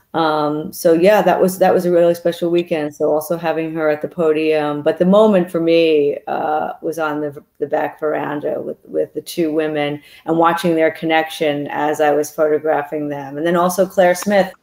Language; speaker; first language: English; native; English